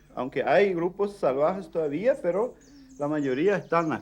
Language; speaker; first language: Spanish; early bilingual, heritage; Plautdietsch